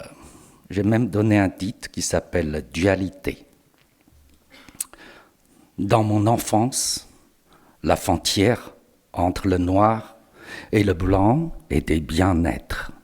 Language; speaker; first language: French; non-native, fluent; Chinese